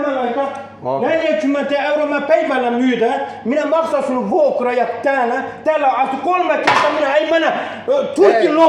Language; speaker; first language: Finnish; non-native, learner; Turkish